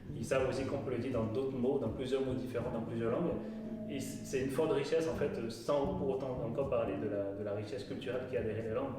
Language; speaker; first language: French; non-native, local second language; Fon